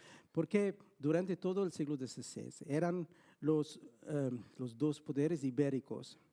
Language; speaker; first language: Spanish; non-native, fluent; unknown